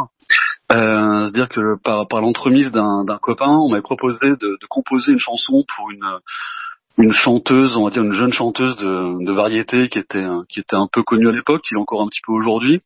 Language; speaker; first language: French; native; French